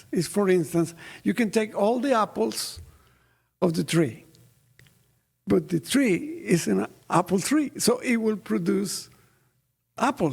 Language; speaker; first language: English; non-native, fluent; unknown